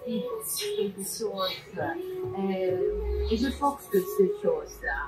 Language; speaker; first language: French; non-native, learner; Spanish